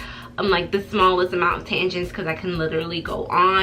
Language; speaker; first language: English; native; English